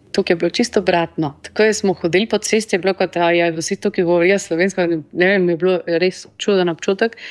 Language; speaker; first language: Slovenian; early bilingual, heritage; Slovenian